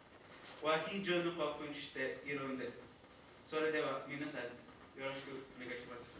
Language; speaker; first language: Japanese; non-native, learner; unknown